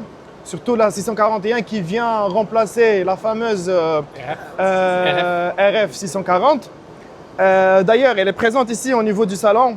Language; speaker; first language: French; non-native, local second language; Arabic